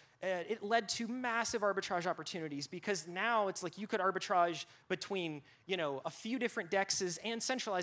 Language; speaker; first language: English; native; English